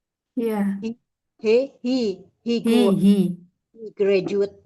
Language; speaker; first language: English; non-native, learner; Javanese